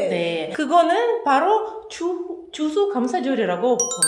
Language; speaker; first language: Korean; non-native, fluent; Russian